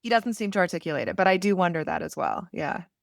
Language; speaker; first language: English; native; English